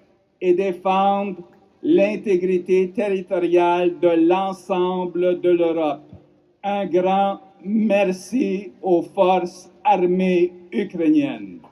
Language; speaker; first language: French; non-native, local second language; Ukrainian